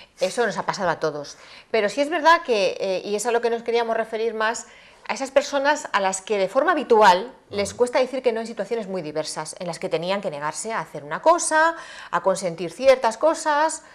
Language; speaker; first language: Spanish; native; Spanish